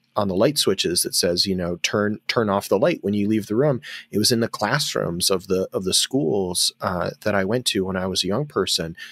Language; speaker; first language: English; native; English